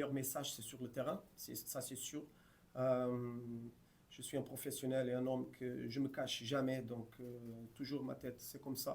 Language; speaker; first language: French; non-native, fluent; Portuguese